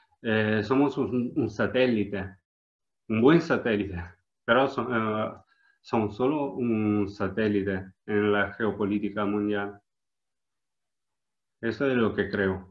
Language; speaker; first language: Spanish; non-native, learner; Italian